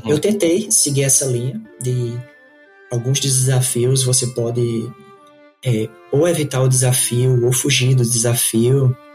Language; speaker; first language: Portuguese; native; Portuguese